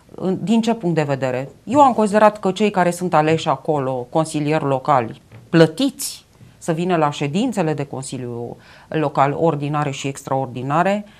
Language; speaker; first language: Romanian; native; Romanian